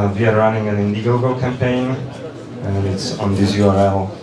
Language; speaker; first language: English; non-native, fluent; Slovak